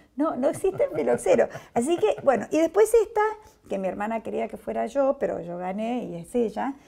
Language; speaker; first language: Spanish; native; Spanish